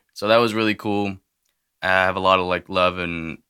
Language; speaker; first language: English; native; English